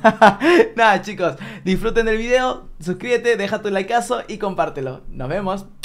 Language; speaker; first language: Spanish; native; Spanish